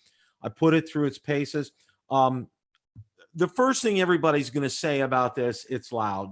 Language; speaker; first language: English; native; English